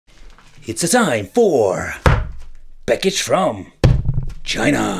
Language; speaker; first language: English; non-native, fluent; Dutch